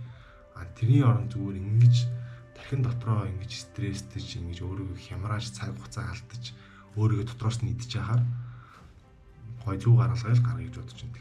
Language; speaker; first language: Mongolian; native; Mongolian